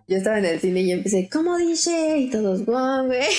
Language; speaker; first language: Spanish; native; Spanish